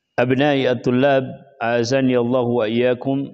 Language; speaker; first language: Arabic; non-native, fluent; Indonesian